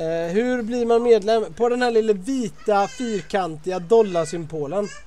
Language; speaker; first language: Swedish; native; Swedish